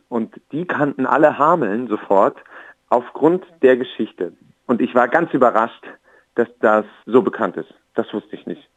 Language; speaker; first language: German; native; German